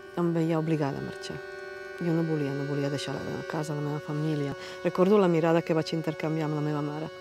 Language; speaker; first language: Catalan; non-native, fluent; Bosnian